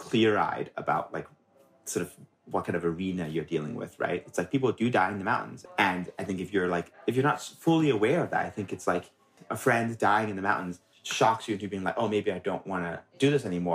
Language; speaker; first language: English; non-native, local second language; Cantonese